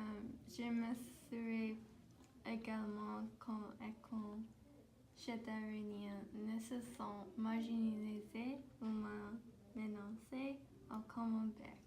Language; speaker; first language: French; non-native, learner; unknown